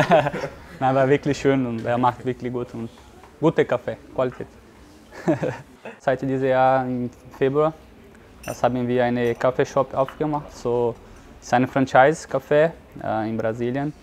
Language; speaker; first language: German; non-native, learner; Portuguese